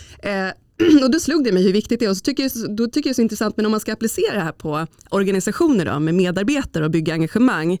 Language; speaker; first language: Swedish; native; Swedish